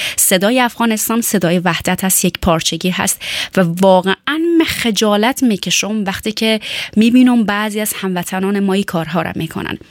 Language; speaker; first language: Persian; early bilingual, heritage; Persian